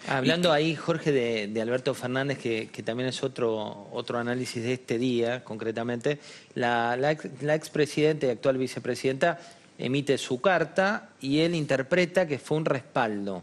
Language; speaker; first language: Spanish; native; Spanish